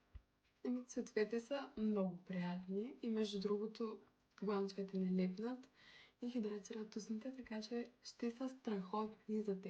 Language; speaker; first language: Bulgarian; native; Bulgarian